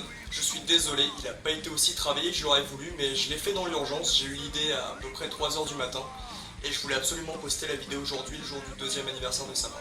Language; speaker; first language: French; native; French